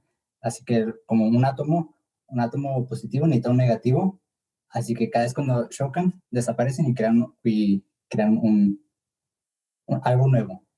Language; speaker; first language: Spanish; early bilingual, heritage; English